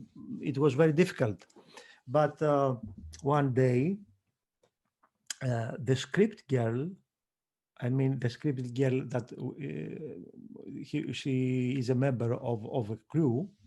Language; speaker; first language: English; non-native, fluent; Greek